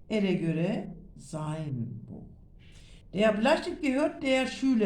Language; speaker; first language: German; non-native, fluent; Turkish